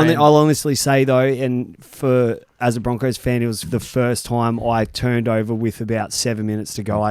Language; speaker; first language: English; native; English